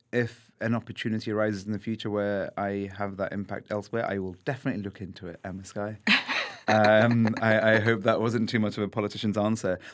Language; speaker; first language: English; native; English